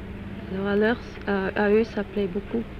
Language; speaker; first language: French; non-native, fluent; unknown